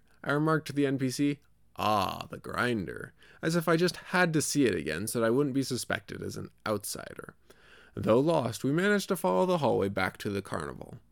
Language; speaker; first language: English; native; English